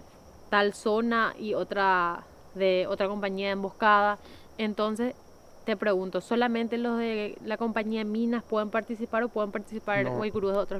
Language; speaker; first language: Spanish; native; Spanish